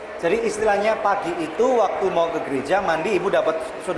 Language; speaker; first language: Indonesian; native; Indonesian